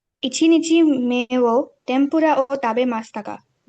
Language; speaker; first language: Japanese; non-native, learner; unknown